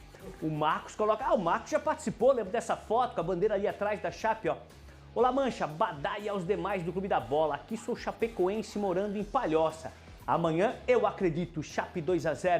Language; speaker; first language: Portuguese; native; Portuguese